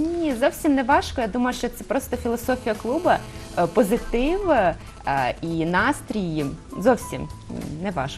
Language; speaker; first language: Ukrainian; non-native, local second language; Russian